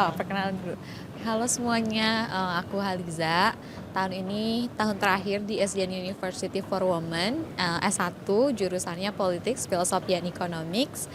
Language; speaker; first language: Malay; non-native, local second language; Sundanese